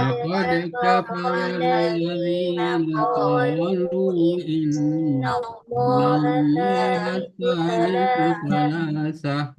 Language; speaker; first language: Arabic; non-native, learner; Indonesian